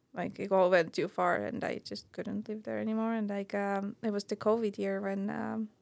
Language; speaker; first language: English; non-native, fluent; Estonian